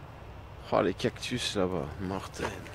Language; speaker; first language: French; native; French